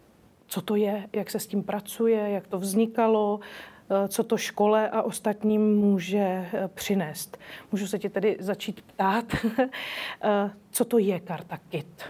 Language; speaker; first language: Czech; native; Czech